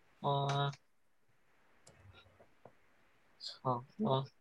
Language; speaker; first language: Chinese; early bilingual, heritage; Chinese